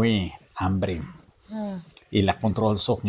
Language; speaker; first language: French; non-native, learner; Spanish